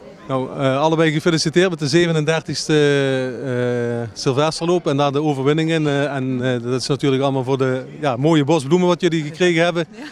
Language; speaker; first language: Dutch; native; Dutch